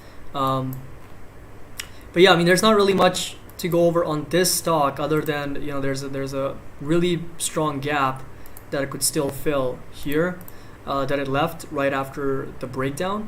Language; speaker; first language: English; native; English